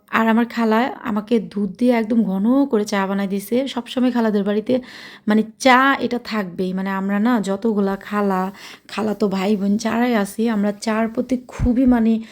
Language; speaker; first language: Bangla; early bilingual, heritage; Bangla